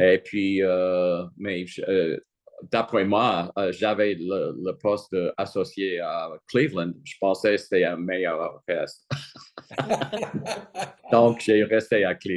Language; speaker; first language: French; non-native, fluent; English